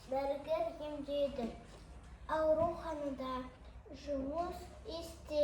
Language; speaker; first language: Kazakh; non-native, local second language; Russian